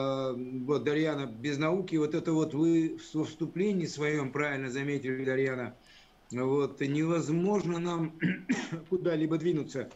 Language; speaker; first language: Russian; native; Russian